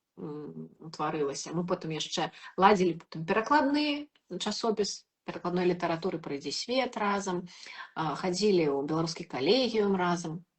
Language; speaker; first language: Belarusian; non-native, local second language; Russian